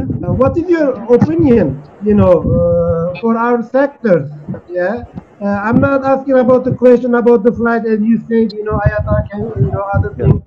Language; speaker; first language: English; non-native, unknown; Turkish